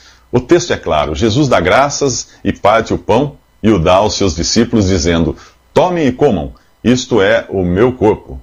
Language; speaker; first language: Portuguese; native; Portuguese